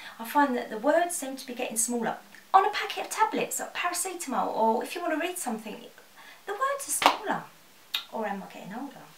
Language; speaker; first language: English; native; English